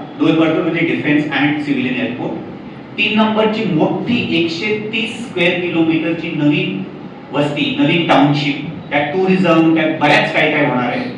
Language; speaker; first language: Marathi; non-native, local second language; Hindi